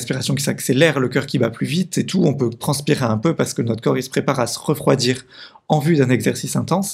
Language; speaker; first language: French; native; French